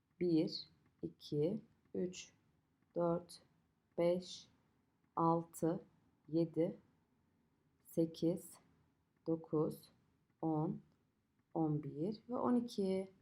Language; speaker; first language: Turkish; native; Turkish